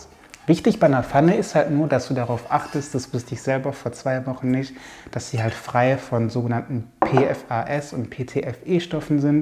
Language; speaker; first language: German; native; German